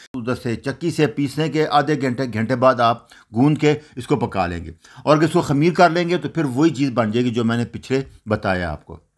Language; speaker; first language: Urdu; non-native, local second language; Punjabi